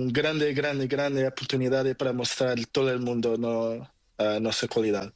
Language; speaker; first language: Spanish; non-native, learner; Portuguese